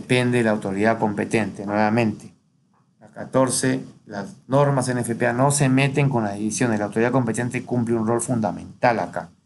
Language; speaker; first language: Spanish; native; Spanish